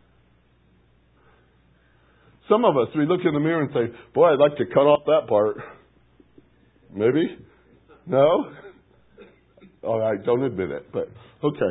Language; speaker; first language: English; native; English